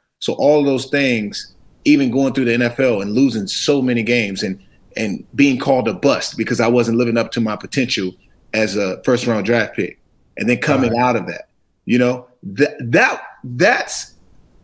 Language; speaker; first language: English; native; English